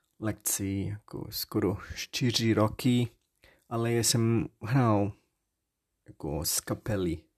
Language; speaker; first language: Czech; non-native, learner; Portuguese